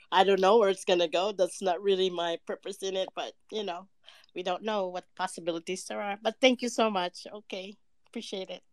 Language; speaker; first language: English; non-native, local second language; Filipino